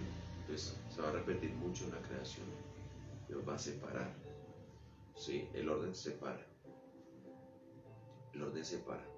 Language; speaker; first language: Spanish; native; Spanish